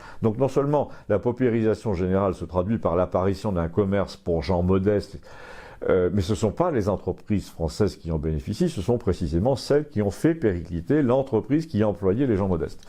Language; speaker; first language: French; native; French